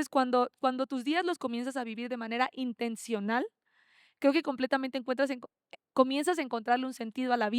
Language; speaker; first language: Spanish; native; Spanish